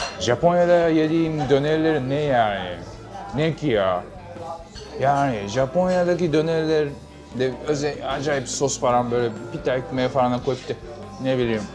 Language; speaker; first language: Turkish; non-native, fluent; Japanese